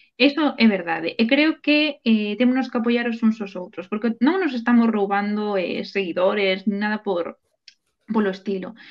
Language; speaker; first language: Galician; non-native, local second language; Spanish